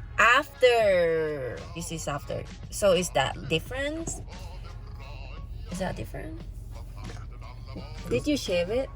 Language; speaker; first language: English; non-native, learner; Thai